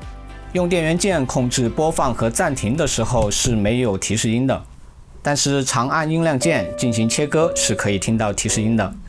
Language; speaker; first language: Chinese; native; Chinese